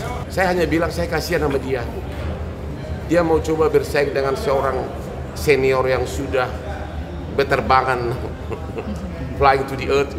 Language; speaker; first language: Indonesian; native; Indonesian